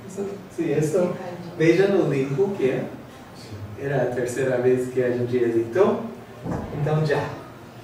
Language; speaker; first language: Portuguese; non-native, learner; English